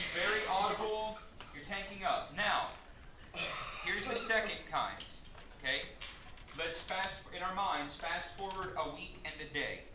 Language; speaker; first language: English; native; English